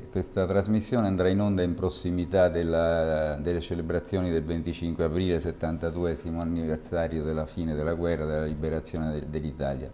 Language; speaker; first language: Italian; native; Italian